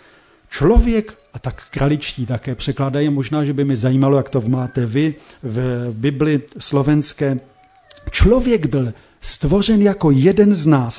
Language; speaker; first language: Czech; native; Czech